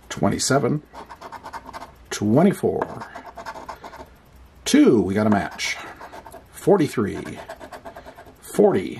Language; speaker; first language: English; native; English